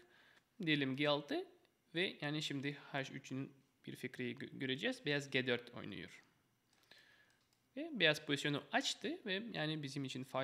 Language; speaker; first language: Turkish; non-native, fluent; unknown